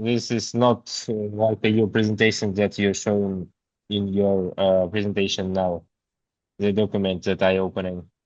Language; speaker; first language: English; non-native, learner; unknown